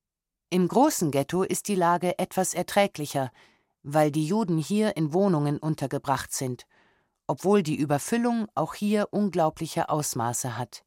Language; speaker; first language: German; native; German